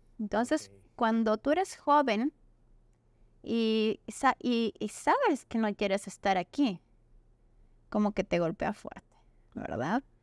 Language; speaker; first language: Spanish; native; Spanish